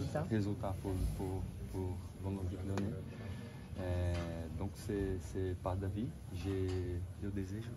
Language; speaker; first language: French; non-native, learner; Portuguese